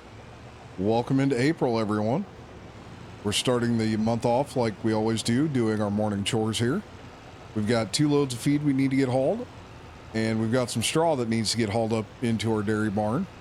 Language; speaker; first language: English; native; English